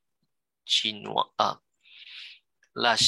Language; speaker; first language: French; non-native, learner; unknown